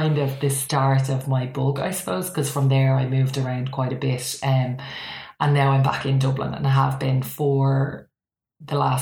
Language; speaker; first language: English; native; English